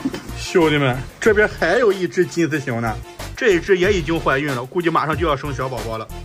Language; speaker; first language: Chinese; native; Chinese